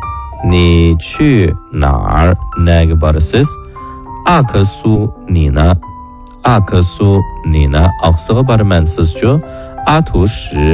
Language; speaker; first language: Chinese; non-native, local second language; Uyghur